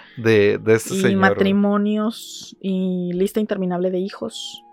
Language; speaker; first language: Spanish; native; Spanish